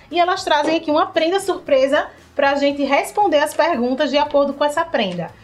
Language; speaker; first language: Portuguese; native; Portuguese